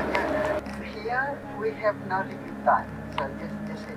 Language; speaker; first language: English; non-native, learner; Balinese